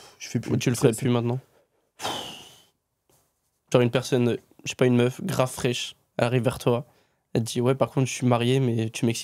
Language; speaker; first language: French; native; French